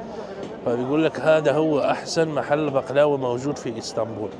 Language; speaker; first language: Arabic; native; Arabic